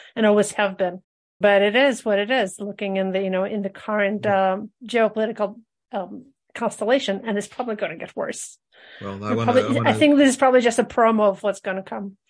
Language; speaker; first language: English; early bilingual, other home language; Russian